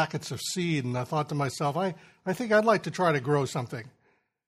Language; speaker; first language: English; native; English